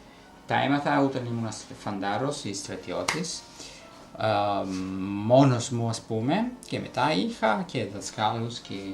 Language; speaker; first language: Greek; non-native, fluent; Italian